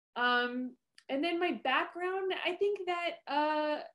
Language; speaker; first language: English; native; English